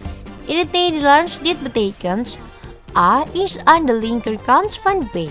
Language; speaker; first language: Dutch; non-native, fluent; Indonesian